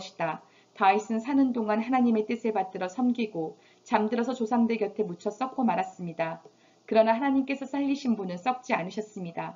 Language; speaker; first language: Korean; native; Korean